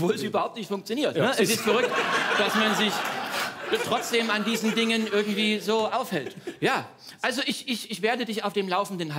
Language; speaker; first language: German; native; German